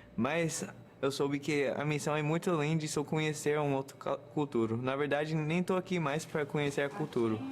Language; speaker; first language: Portuguese; non-native, fluent; English